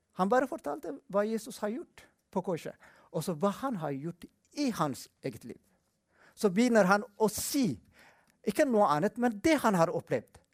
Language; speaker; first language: Norwegian; non-native, fluent; Amharic